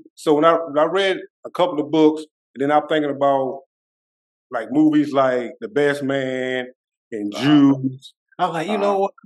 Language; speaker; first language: English; native; English